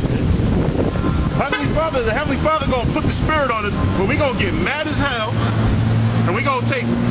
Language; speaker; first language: English; early bilingual, other home language; Spanish